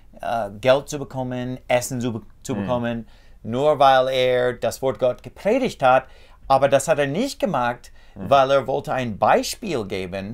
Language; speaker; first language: German; non-native, fluent; English